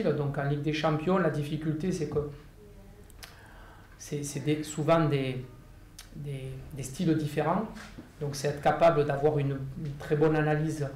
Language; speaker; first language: French; native; French